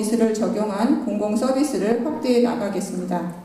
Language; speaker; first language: Korean; native; Korean